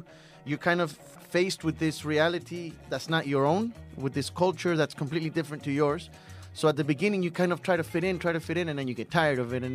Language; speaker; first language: English; early bilingual, other home language; Spanish